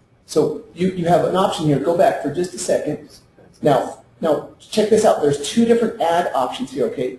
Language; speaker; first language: English; native; English